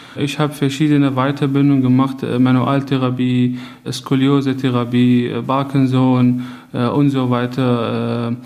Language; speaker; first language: German; non-native, fluent; Arabic